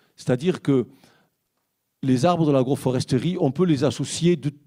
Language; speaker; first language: French; native; French